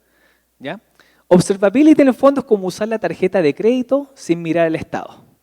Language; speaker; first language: Spanish; native; Spanish